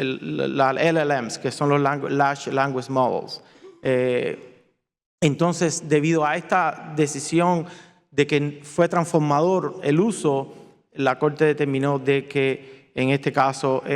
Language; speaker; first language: Spanish; native; Spanish